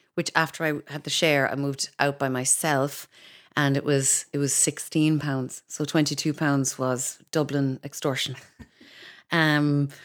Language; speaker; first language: English; native; English